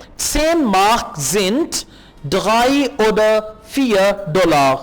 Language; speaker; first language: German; non-native, learner; Urdu